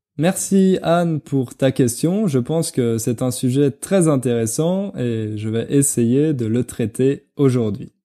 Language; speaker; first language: French; native; French